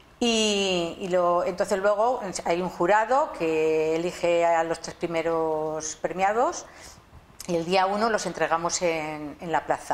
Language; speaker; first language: Spanish; native; Spanish